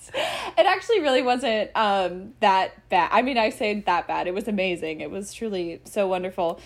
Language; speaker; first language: English; native; English